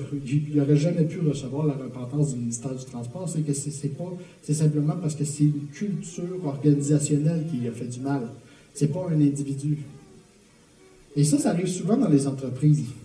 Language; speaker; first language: French; native; French